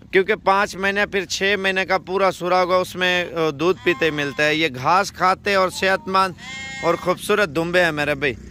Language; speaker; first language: Urdu; non-native, local second language; Punjabi